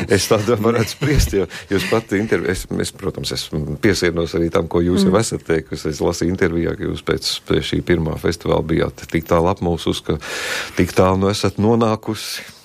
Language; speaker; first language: Latvian; native; Latvian